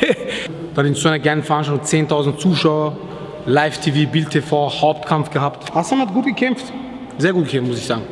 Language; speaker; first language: German; native; German